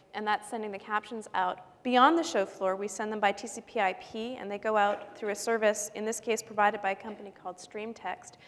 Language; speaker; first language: English; native; English